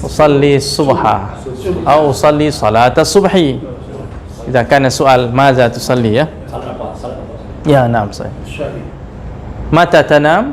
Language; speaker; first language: Arabic; non-native, fluent; Indonesian